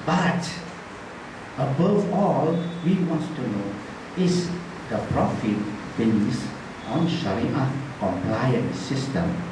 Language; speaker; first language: English; non-native, local second language; Malay